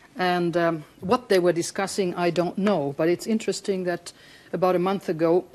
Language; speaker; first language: English; non-native, fluent; Finnish